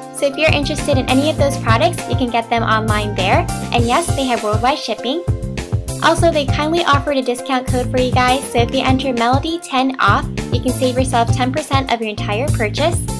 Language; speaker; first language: English; early bilingual, other home language; Japanese